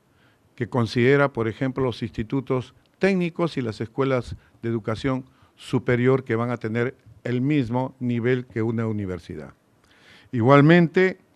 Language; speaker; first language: Spanish; native; Spanish